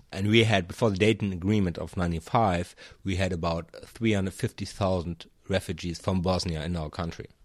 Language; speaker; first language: English; non-native, fluent; German